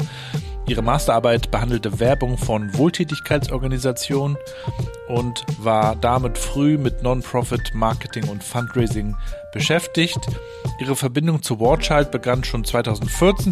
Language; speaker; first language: German; native; German